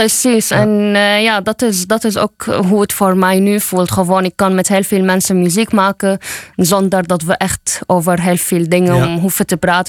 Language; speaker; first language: Dutch; non-native, fluent; Arabic